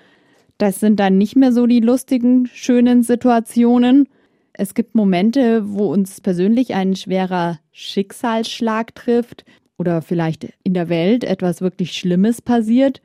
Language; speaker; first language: German; native; German